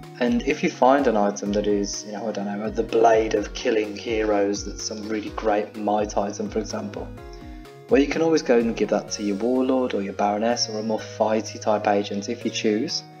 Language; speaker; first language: English; native; English